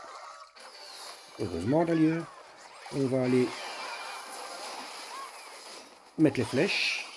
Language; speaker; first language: French; native; French